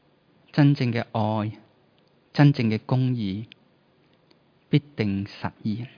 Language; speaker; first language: Chinese; native; Chinese